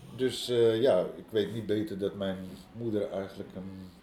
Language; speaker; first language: Dutch; early bilingual, other home language; Arabic